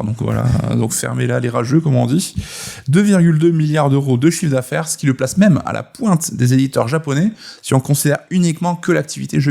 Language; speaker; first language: French; native; French